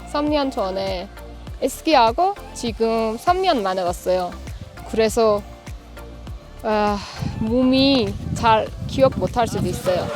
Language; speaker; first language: Korean; non-native, learner; Persian